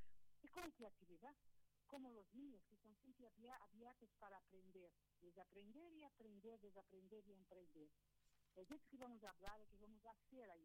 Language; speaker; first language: Spanish; non-native, fluent; Portuguese